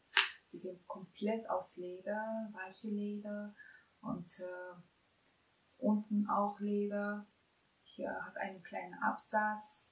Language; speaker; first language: German; non-native, fluent; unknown